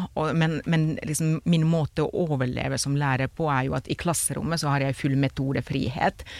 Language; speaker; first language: Norwegian; non-native, fluent; Finnish